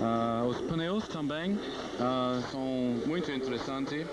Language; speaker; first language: Portuguese; non-native, learner; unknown